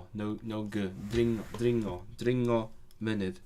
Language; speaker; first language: Welsh; non-native, learner; Cantonese